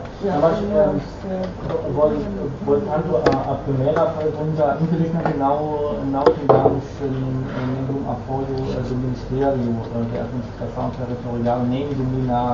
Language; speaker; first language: Portuguese; non-native, fluent; Dutch